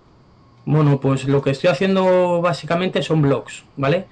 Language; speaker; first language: Spanish; native; Spanish